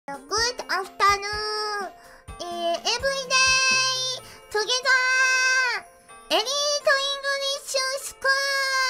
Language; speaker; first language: English; non-native, learner; Japanese